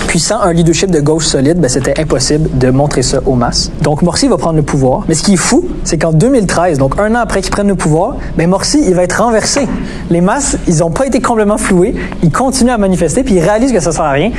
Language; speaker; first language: French; native; French